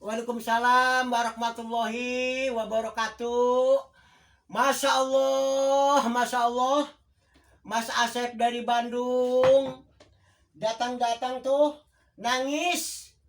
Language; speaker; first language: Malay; non-native, local second language; Javanese